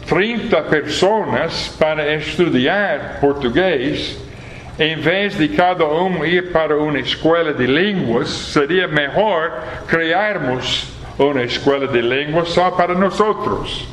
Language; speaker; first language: Portuguese; non-native, fluent; English